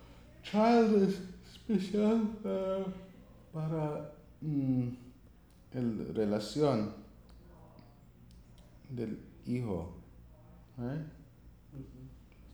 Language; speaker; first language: Spanish; non-native, learner; English